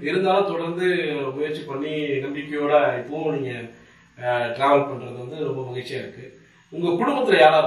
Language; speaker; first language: Tamil; native; Tamil